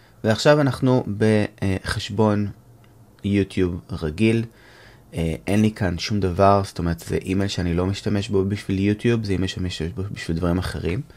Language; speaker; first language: Hebrew; native; Hebrew